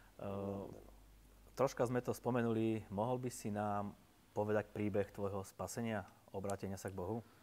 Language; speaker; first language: Slovak; native; Slovak